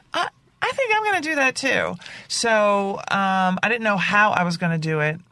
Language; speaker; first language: English; native; English